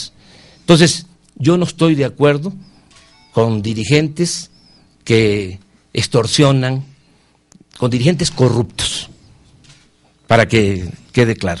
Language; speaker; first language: Spanish; native; Spanish